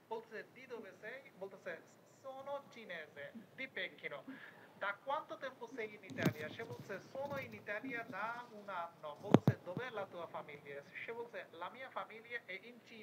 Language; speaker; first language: Italian; non-native, fluent; Bangla